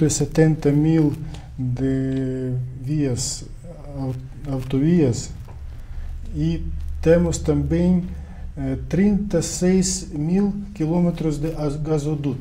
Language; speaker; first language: Portuguese; non-native, learner; Ukrainian